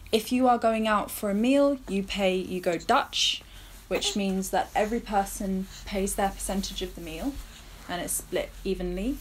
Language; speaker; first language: English; native; English